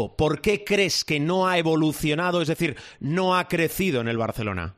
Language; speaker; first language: Spanish; native; Spanish